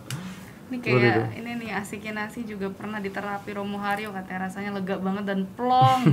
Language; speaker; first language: Indonesian; native; Indonesian